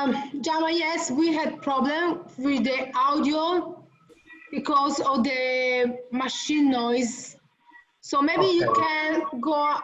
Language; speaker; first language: English; non-native, fluent; Italian